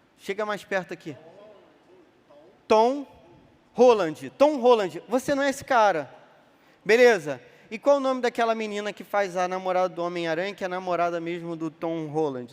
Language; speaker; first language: Portuguese; native; Portuguese